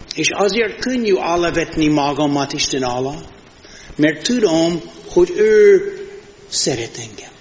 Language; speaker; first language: Hungarian; non-native, fluent; English